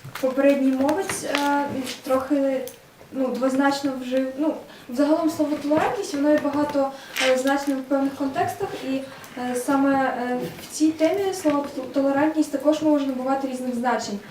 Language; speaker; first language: Ukrainian; non-native, local second language; Russian